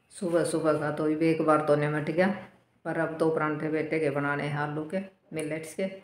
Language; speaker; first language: Hindi; native; Hindi